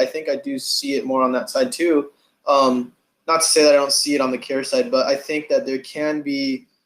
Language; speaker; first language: English; native; English